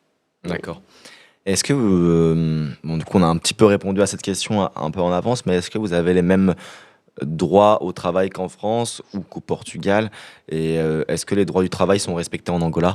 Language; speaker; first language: French; native; French